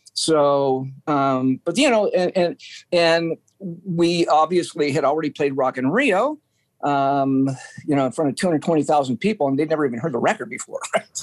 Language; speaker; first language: English; native; English